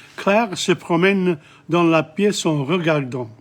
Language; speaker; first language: French; non-native, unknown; English